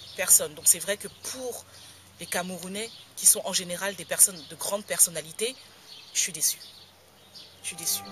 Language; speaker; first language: French; native; French